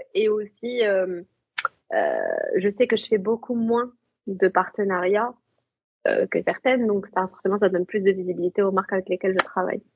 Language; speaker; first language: French; non-native, local second language; Arabic